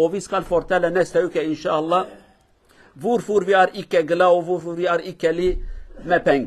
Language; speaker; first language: Norwegian; non-native, learner; Kurdish